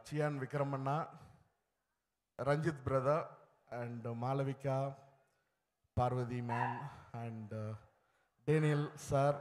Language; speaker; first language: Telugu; non-native, learner; Tamil